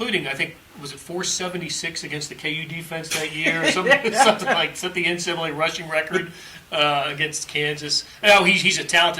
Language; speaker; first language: English; native; English